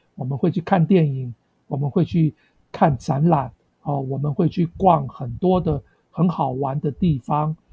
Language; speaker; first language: Chinese; native; Chinese